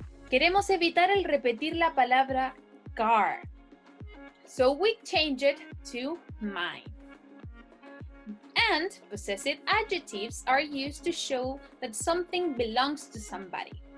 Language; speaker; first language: English; non-native, fluent; Spanish